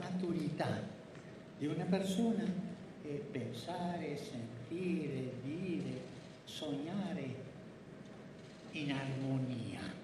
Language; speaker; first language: Italian; non-native, fluent; Spanish